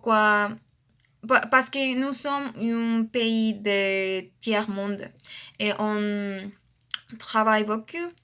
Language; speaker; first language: French; non-native, learner; Spanish